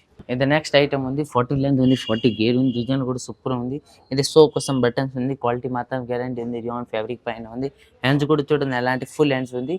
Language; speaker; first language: Telugu; non-native, local second language; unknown